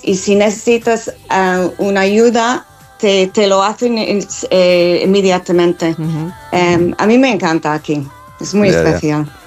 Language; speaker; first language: Spanish; non-native, learner; English